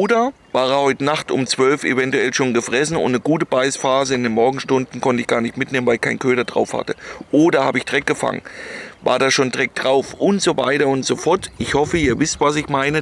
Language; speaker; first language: German; native; German